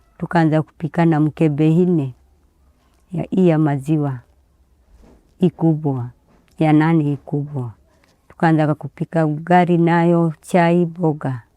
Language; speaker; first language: Swahili; native; Swahili